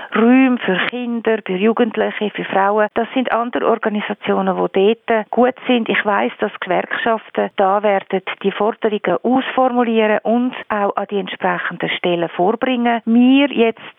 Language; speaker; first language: German; non-native, fluent; Finnish